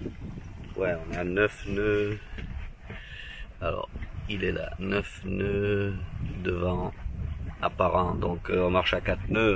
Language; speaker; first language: French; native; French